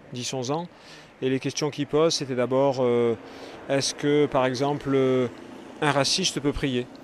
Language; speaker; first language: French; native; French